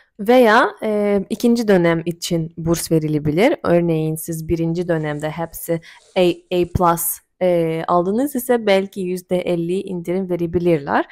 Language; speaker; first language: Turkish; non-native, fluent; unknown